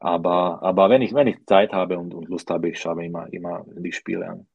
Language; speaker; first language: German; non-native, learner; Slovak